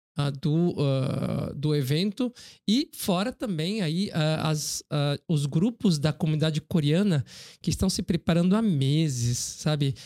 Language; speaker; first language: Portuguese; early bilingual, other home language; Korean